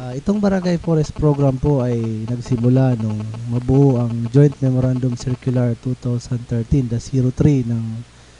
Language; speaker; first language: Filipino; non-native, local second language; Bikol